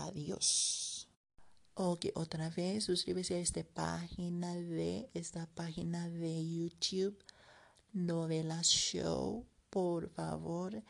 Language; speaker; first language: Spanish; non-native, learner; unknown